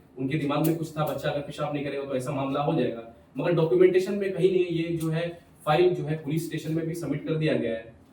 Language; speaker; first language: Hindi; non-native, local second language; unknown